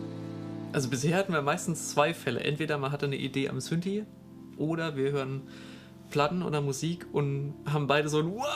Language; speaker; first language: German; native; German